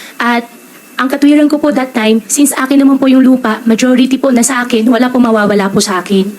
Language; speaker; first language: Filipino; native; Filipino